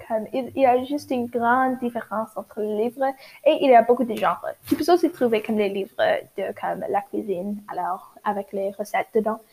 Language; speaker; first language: French; non-native, learner; English